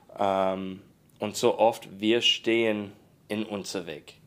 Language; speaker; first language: German; non-native, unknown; English